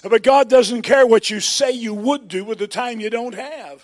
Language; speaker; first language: English; native; English